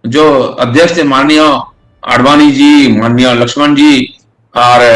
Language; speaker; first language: Hindi; non-native, local second language; Bangla